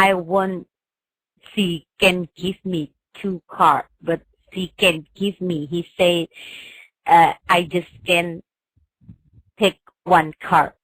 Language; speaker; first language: English; non-native, learner; Indonesian